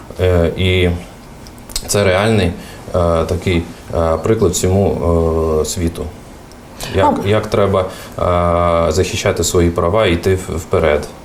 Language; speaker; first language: Ukrainian; non-native, fluent; Russian